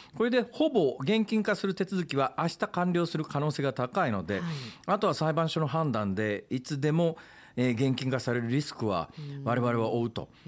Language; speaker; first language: Japanese; native; Japanese